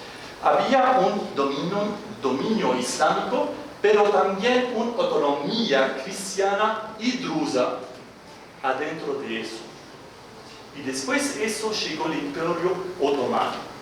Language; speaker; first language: Spanish; non-native, fluent; Arabic